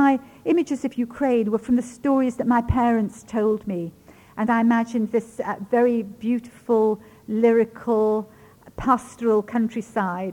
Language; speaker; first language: English; non-native, local second language; Ukrainian